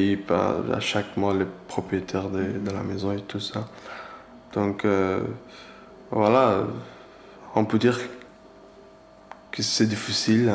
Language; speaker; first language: French; non-native, learner; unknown